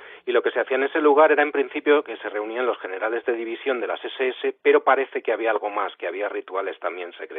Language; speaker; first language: Spanish; native; Spanish